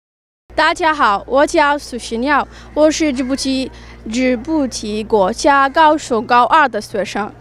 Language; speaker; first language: Chinese; non-native, learner; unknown